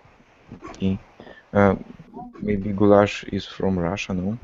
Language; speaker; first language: English; non-native, learner; Russian